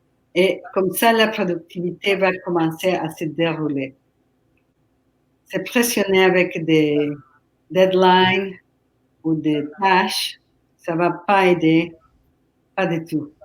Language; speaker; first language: French; non-native, fluent; Spanish